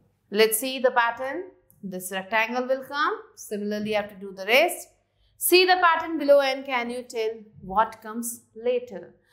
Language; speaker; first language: English; non-native, local second language; Hindi